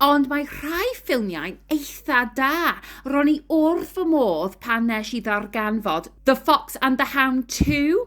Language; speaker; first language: Welsh; non-native, learner; English